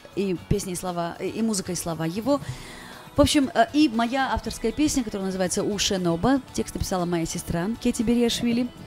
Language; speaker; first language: Russian; non-native, local second language; Georgian